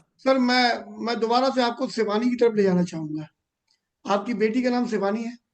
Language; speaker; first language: Hindi; native; Hindi